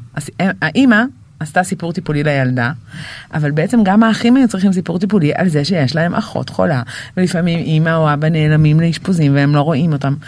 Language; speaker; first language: Hebrew; native; Hebrew